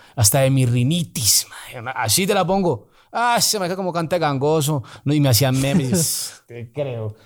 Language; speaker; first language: Spanish; native; Spanish